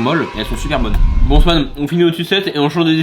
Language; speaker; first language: French; native; French